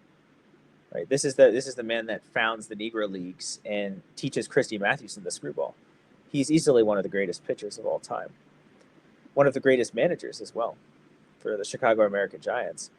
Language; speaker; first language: English; native; English